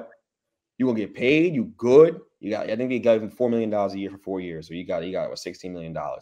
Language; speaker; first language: English; native; English